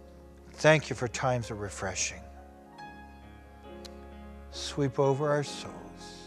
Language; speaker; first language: English; native; English